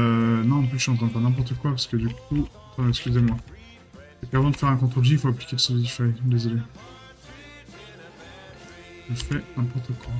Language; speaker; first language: French; native; French